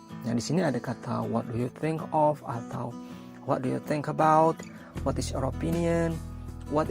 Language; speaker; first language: English; non-native, fluent; Indonesian